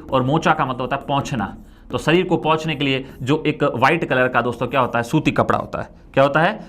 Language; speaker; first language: Hindi; native; Hindi